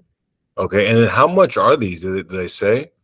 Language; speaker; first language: English; native; English